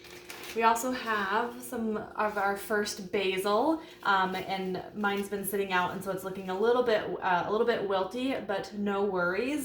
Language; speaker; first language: English; native; English